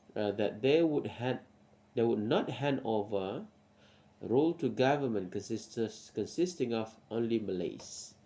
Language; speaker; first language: English; non-native, local second language; Malay